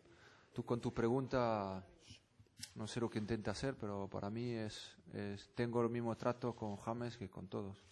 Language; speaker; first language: Spanish; non-native, fluent; French